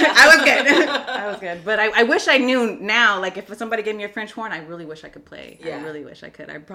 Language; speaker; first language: English; native; English